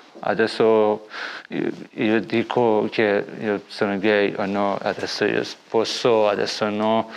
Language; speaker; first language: Italian; non-native, learner; Persian